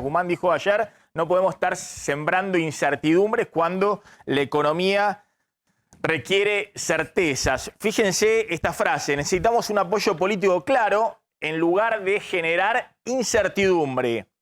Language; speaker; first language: Spanish; native; Spanish